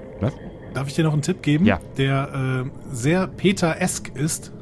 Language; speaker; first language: German; native; German